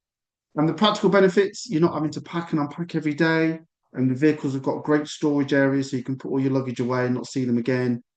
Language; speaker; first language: English; native; English